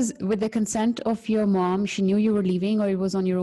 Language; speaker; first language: English; non-native, local second language; Urdu